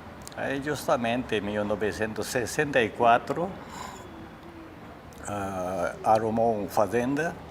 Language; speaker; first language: Portuguese; non-native, learner; Japanese